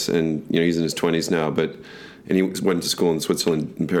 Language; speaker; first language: English; native; English